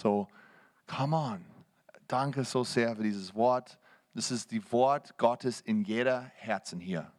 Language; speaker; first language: German; non-native, fluent; English